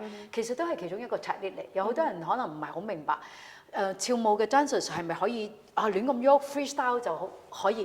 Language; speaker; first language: Cantonese; native; Cantonese